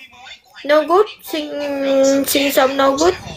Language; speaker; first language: English; non-native, learner; Vietnamese